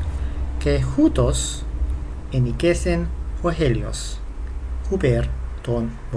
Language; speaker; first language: Greek; non-native, fluent; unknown